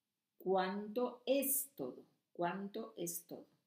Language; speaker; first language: Spanish; non-native, fluent; German